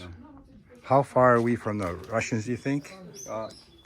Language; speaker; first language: English; native; English